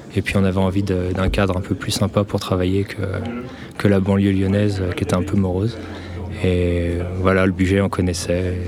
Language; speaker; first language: French; native; French